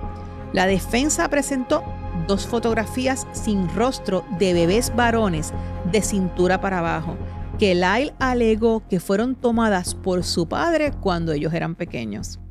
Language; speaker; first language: Spanish; native; Spanish